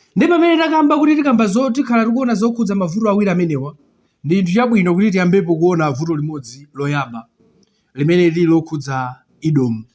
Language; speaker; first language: Nyanja; non-native, local second language; Tumbuka